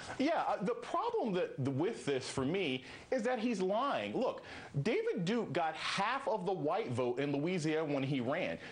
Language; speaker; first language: English; native; English